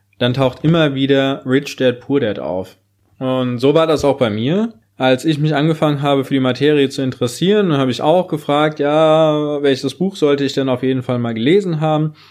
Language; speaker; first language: German; native; German